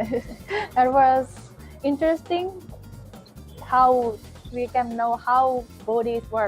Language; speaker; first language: English; non-native, fluent; Japanese